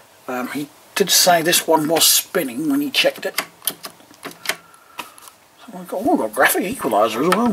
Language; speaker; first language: English; native; English